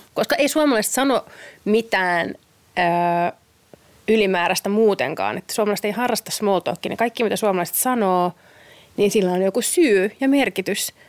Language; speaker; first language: Finnish; native; Finnish